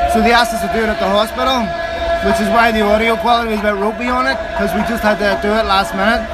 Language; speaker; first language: English; native; English